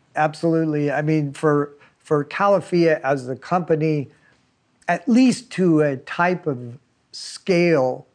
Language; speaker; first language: English; native; English